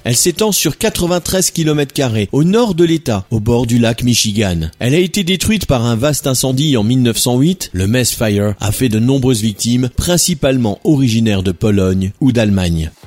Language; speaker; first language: French; native; French